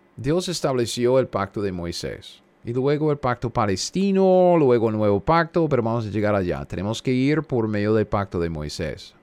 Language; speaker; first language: Spanish; non-native, fluent; English